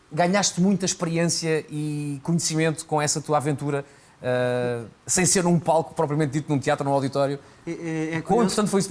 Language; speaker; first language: Portuguese; native; Portuguese